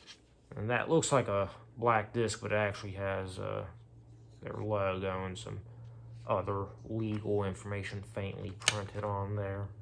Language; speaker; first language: English; native; English